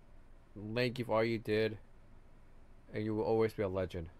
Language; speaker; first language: English; native; English